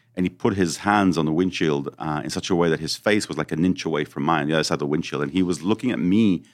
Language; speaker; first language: English; early bilingual, other home language; Hebrew